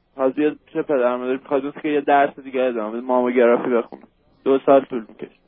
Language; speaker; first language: Persian; native; Persian